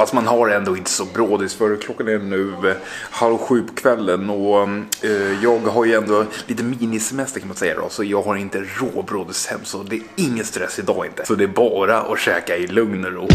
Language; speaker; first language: Swedish; native; Swedish